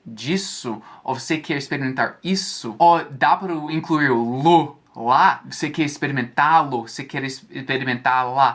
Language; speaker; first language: Portuguese; non-native, fluent; English